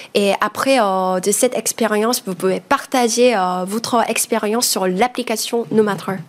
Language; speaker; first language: French; non-native, fluent; Korean